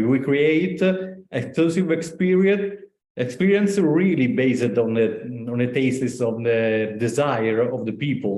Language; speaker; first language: English; non-native, learner; Italian